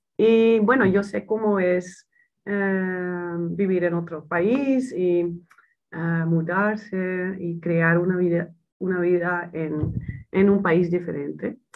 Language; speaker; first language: Spanish; non-native, fluent; Dutch